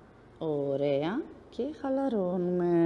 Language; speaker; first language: Greek; native; Greek